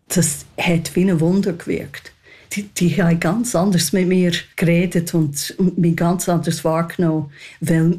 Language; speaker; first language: German; non-native, fluent; English